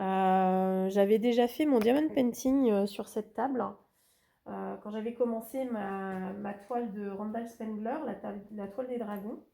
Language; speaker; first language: French; native; French